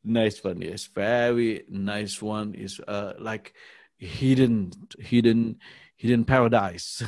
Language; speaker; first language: English; non-native, learner; Indonesian